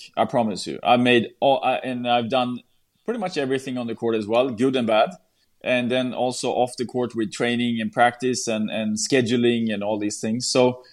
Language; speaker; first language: English; non-native, fluent; Swedish